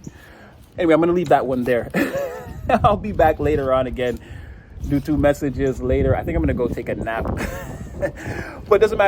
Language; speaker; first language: English; native; English